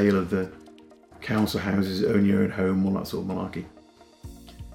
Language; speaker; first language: English; native; English